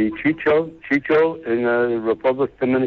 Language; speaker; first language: Spanish; non-native, learner; English